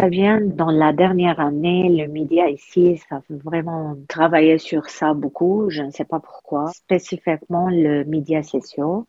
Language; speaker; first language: French; non-native, learner; Arabic